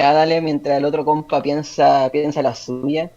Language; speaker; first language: Spanish; native; Spanish